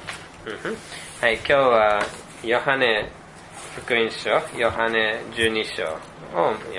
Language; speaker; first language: Japanese; non-native, fluent; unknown